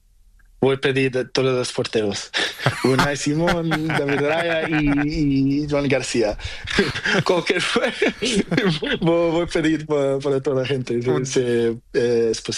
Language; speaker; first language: Spanish; non-native, learner; Portuguese